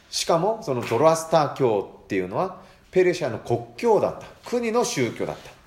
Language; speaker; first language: Japanese; non-native, fluent; Korean